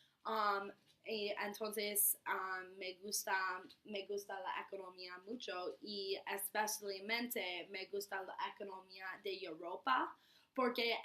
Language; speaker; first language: Spanish; non-native, learner; English